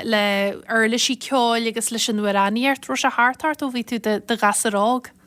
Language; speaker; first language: Irish; native; Irish